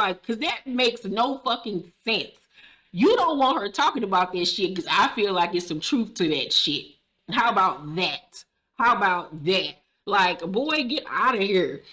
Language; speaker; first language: English; native; English